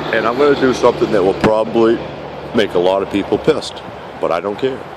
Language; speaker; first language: English; native; English